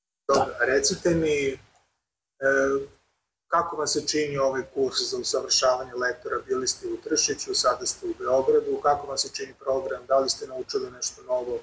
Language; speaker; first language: Serbian; native; Serbian